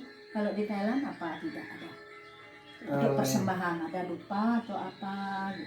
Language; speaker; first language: Indonesian; non-native, local second language; Balinese